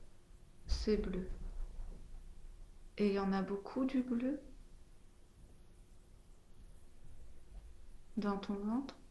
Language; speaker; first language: French; native; French